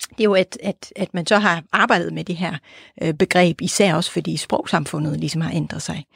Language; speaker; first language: Danish; native; Danish